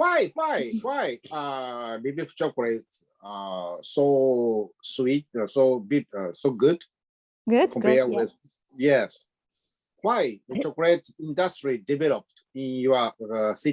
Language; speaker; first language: English; non-native, learner; Japanese